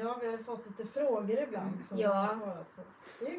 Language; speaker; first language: Swedish; native; Swedish